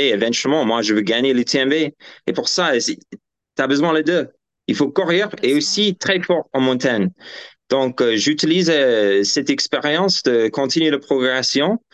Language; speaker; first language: French; non-native, fluent; English